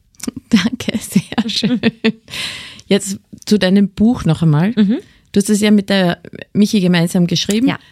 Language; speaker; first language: German; native; German